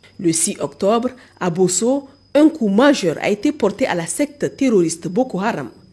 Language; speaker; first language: French; non-native, local second language; Hausa